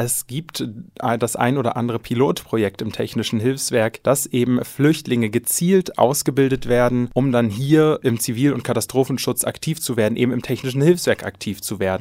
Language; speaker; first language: German; native; German